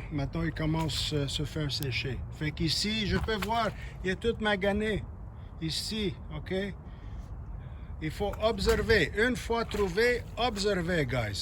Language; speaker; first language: French; non-native, local second language; English